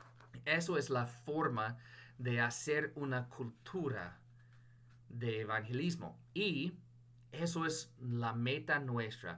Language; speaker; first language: Spanish; non-native, fluent; English